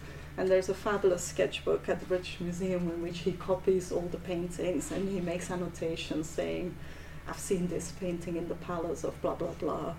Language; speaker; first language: English; non-native, fluent; Dutch